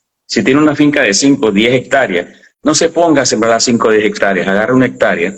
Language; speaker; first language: Spanish; native; Spanish